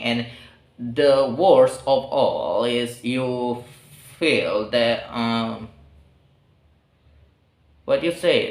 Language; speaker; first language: English; non-native, learner; Indonesian